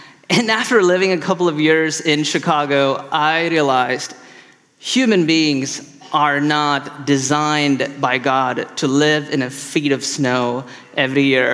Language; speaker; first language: English; non-native, local second language; Tamil